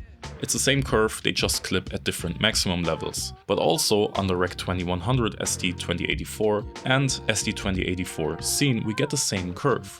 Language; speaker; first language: English; non-native, fluent; German